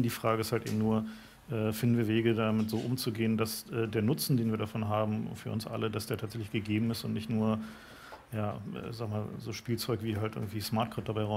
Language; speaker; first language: German; native; German